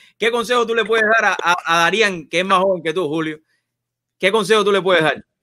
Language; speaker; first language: Spanish; native; Spanish